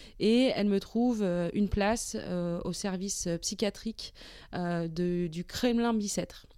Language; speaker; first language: French; native; French